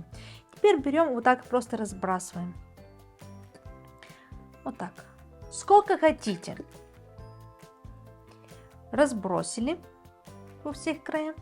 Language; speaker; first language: Russian; non-native, fluent; Bulgarian